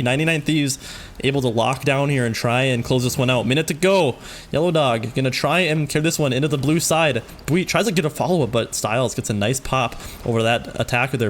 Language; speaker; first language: English; native; English